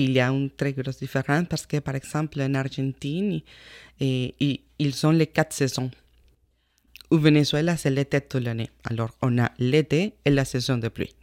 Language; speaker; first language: French; non-native, fluent; Spanish